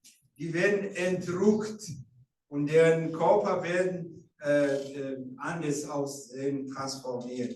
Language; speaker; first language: German; non-native, learner; Rundi